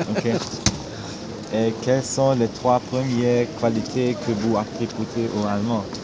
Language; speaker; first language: French; non-native, learner; German